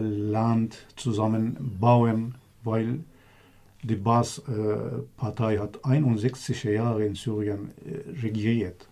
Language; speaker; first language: German; non-native, learner; Kurdish